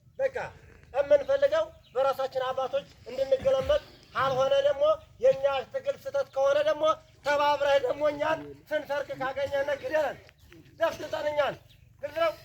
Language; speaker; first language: Amharic; native; Amharic